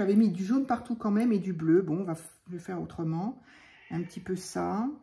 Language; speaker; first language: French; native; French